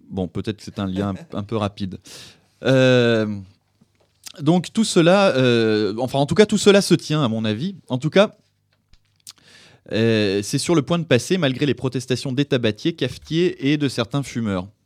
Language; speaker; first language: French; native; French